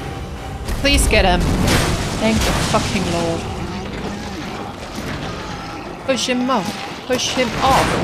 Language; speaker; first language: English; native; English